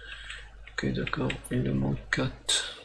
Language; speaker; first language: French; non-native, learner; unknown